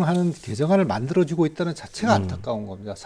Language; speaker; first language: Korean; native; Korean